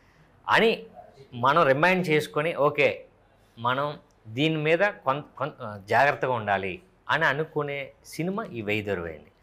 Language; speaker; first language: Telugu; native; Telugu